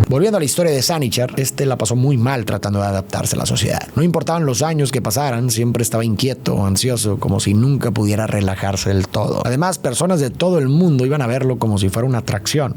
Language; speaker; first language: Spanish; native; Spanish